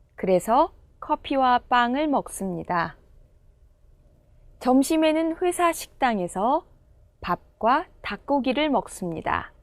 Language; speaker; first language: Korean; non-native, fluent; Indonesian